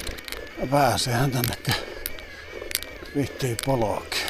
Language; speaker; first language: Finnish; native; Finnish